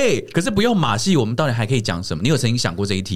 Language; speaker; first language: Chinese; native; Chinese